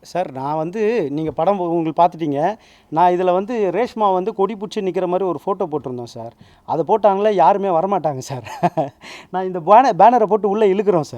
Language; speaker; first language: Tamil; native; Tamil